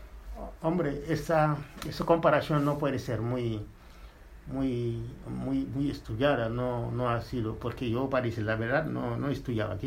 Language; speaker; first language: Spanish; non-native, fluent; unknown